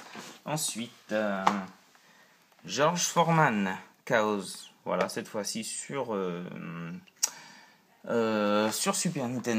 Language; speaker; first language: French; native; French